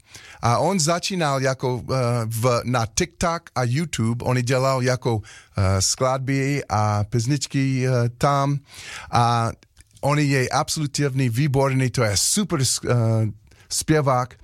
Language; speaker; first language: Czech; non-native, learner; English